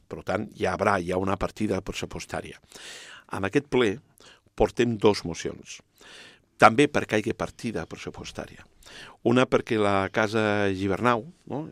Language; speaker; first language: Catalan; non-native, local second language; Spanish